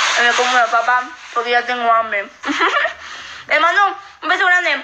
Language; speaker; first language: Spanish; native; Spanish